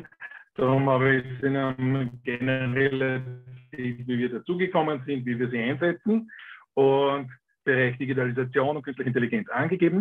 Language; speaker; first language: German; native; German